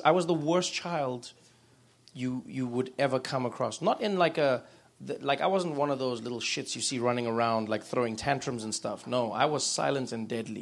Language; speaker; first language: English; native; English